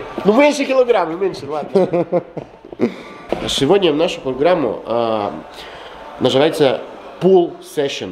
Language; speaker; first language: Russian; non-native, fluent; Greek